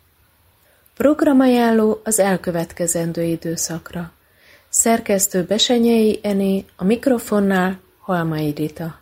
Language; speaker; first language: Hungarian; native; Hungarian